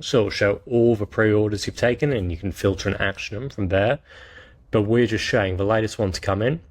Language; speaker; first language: English; native; English